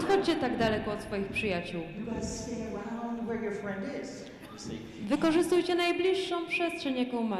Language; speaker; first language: Polish; native; Polish